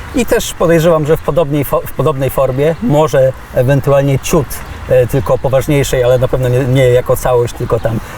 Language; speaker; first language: Polish; native; Polish